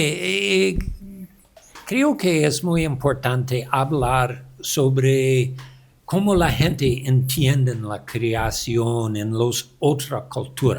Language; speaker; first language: Spanish; non-native, learner; English